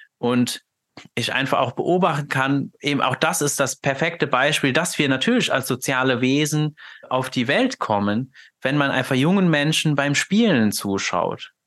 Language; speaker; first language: German; non-native, fluent; Luxembourgish